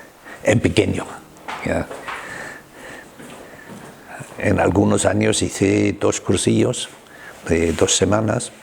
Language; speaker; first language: Spanish; non-native, fluent; German